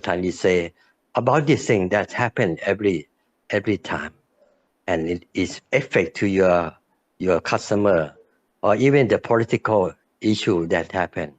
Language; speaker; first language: English; non-native, learner; Thai